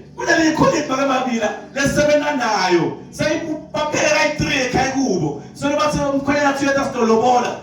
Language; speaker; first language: Zulu; non-native, local second language; Swati